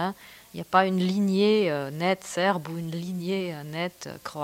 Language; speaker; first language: French; native; French